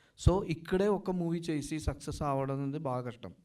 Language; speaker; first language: Telugu; non-native, learner; Malayalam